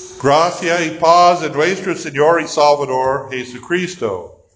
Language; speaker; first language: Spanish; non-native, fluent; English